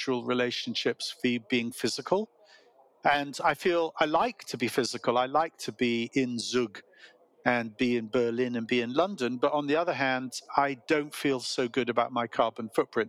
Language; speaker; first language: English; native; English